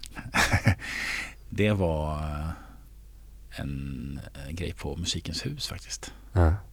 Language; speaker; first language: Swedish; native; Swedish